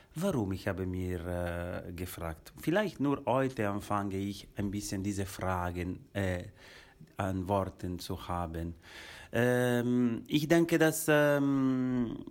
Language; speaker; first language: German; non-native, local second language; Italian